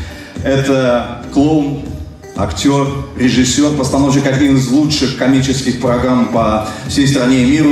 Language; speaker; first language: Russian; native; Russian